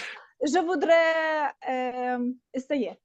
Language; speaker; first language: French; non-native, learner; Russian